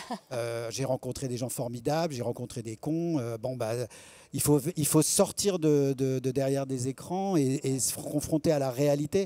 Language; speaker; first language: French; native; French